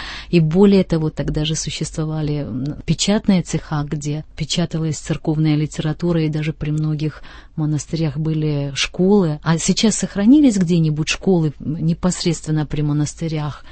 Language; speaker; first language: Russian; native; Russian